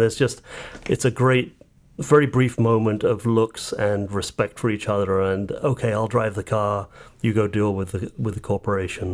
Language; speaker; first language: English; native; English